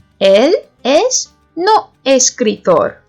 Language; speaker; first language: Spanish; non-native, learner; Turkish